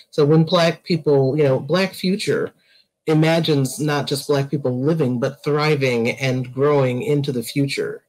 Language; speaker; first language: English; native; English